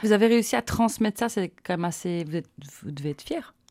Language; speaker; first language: French; native; French